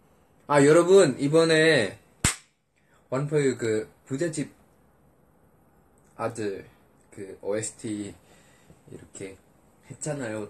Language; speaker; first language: Korean; non-native, fluent; Indonesian